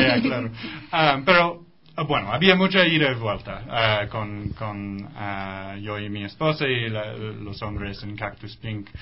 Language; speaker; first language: Spanish; non-native, fluent; English